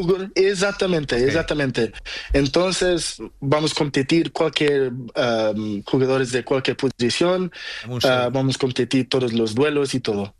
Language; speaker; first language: Spanish; non-native, learner; Portuguese